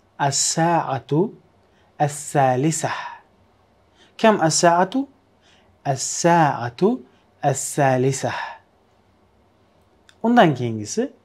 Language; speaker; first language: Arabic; non-native, fluent; Uzbek